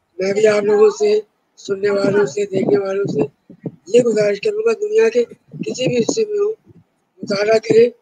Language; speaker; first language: Urdu; native; Urdu